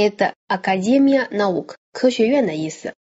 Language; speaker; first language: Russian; non-native, fluent; Chinese